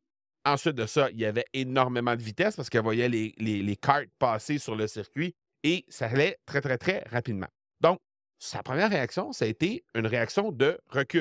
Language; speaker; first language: French; native; French